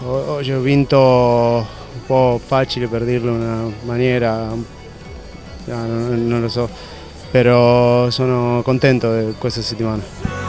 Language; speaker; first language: Italian; non-native, fluent; Spanish